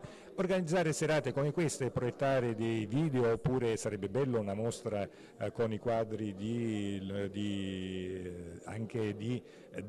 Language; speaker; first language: Italian; native; Italian